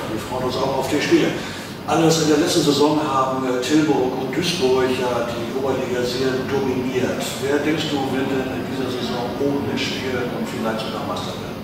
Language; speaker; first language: German; native; German